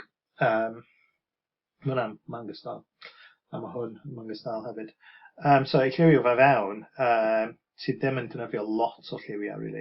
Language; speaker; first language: Welsh; non-native, local second language; English